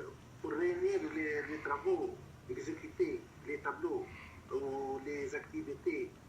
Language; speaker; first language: French; non-native, local second language; Arabic